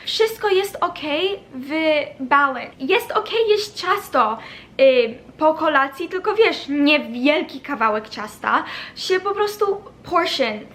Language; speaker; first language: Polish; early bilingual, heritage; Polish